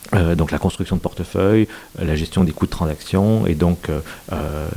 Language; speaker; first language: French; native; French